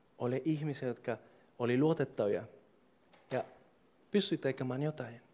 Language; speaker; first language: Finnish; non-native, fluent; English